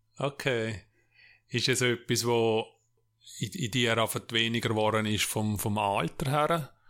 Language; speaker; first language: German; native; German